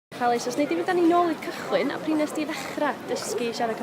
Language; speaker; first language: Welsh; native; Welsh